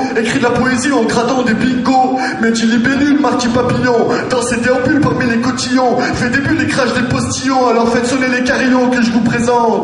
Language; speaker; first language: French; native; French